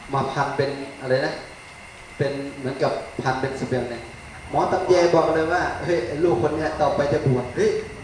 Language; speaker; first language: Thai; native; Thai